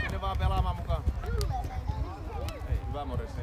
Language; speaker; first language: Finnish; native; Finnish